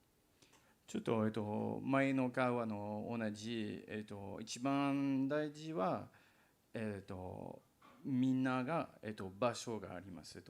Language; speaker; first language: Japanese; non-native, learner; English